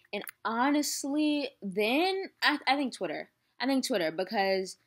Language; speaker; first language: English; native; English